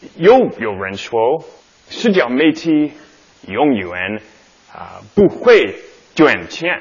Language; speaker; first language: Chinese; non-native, learner; English